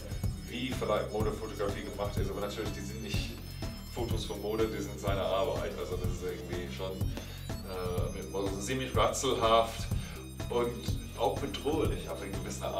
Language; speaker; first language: German; non-native, learner; English